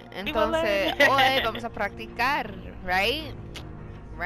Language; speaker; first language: Spanish; early bilingual, heritage; Spanish